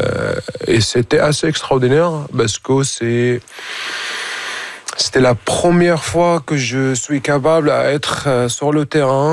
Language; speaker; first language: French; non-native, fluent; Arabic